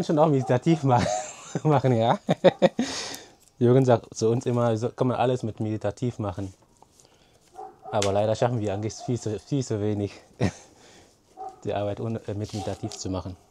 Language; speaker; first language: German; non-native, fluent; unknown